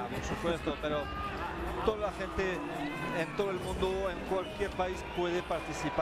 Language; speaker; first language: Spanish; non-native, fluent; French